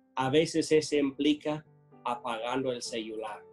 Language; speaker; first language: Spanish; non-native, fluent; English